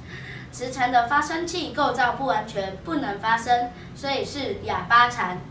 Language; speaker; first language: Chinese; native; Chinese